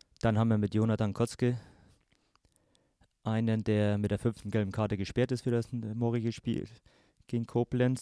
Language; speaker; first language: German; native; German